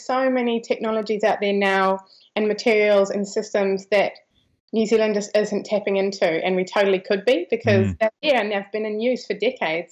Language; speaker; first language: English; native; English